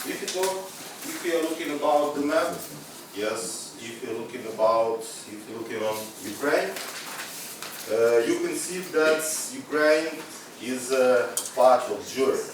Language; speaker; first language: English; non-native, learner; Ukrainian